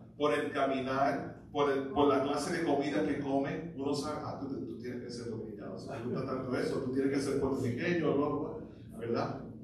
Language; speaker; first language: Spanish; early bilingual, heritage; Spanish